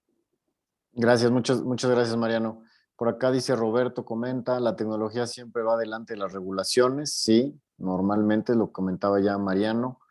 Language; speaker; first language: Spanish; native; Spanish